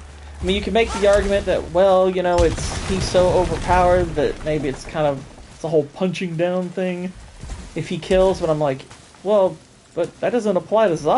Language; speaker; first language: English; native; English